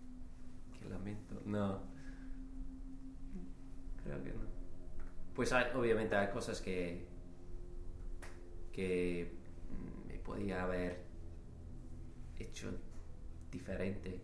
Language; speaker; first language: Spanish; non-native, fluent; English